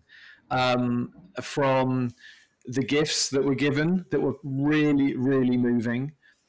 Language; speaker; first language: English; native; English